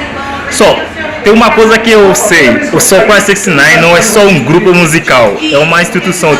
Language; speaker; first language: Portuguese; non-native, learner; Haitian Creole